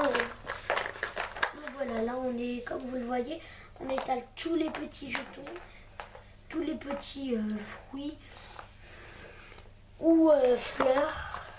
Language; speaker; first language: French; native; French